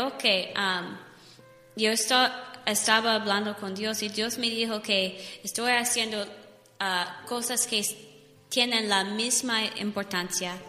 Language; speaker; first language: Spanish; non-native, learner; English